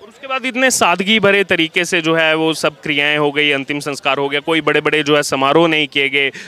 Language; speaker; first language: Hindi; native; Hindi